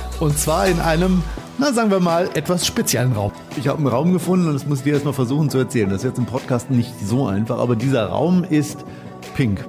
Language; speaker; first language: German; native; German